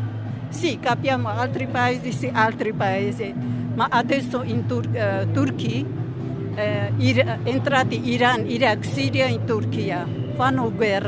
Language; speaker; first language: Italian; non-native, learner; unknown